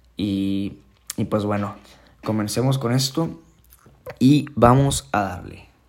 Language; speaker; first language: Spanish; native; Spanish